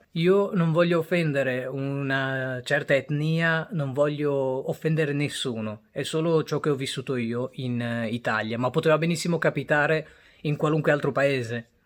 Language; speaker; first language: Italian; early bilingual, other home language; Bangla